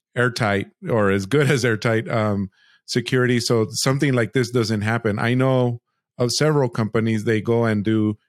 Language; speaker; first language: English; early bilingual, other home language; Spanish